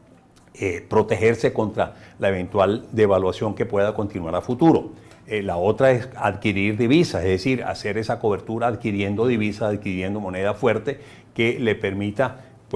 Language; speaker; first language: Spanish; native; Spanish